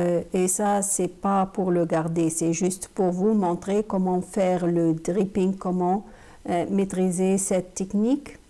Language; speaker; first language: French; non-native, fluent; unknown